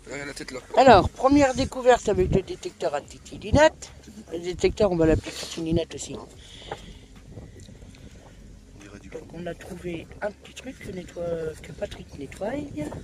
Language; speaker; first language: French; native; French